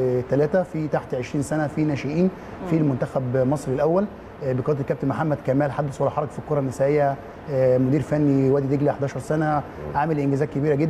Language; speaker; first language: Arabic; native; Arabic